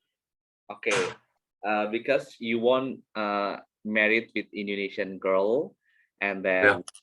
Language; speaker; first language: English; non-native, learner; Indonesian